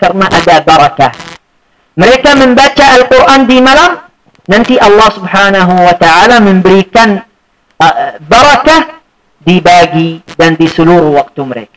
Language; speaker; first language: Indonesian; non-native, fluent; Arabic